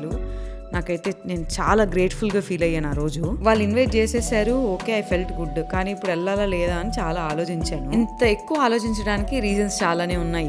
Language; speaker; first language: Telugu; native; Telugu